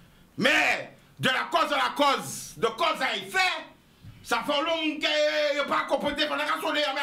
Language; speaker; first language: French; non-native, local second language; Guadeloupean Creole French